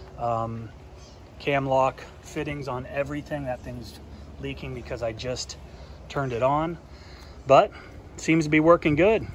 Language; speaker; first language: English; native; English